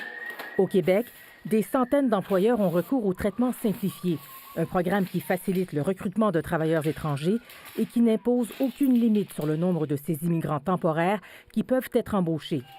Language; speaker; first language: French; native; French